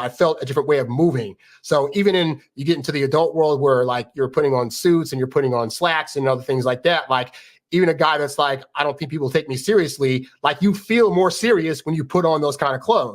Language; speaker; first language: English; native; English